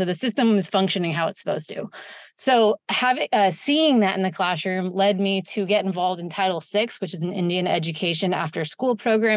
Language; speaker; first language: English; native; English